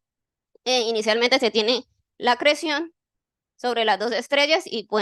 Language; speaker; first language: Spanish; native; Spanish